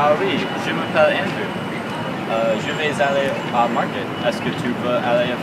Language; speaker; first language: French; non-native, learner; English